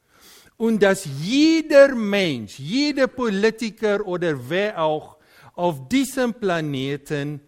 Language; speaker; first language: German; non-native, fluent; Dutch